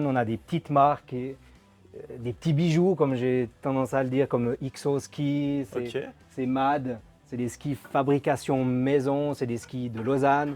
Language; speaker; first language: French; native; French